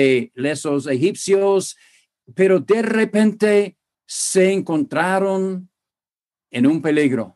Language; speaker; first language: Spanish; non-native, fluent; English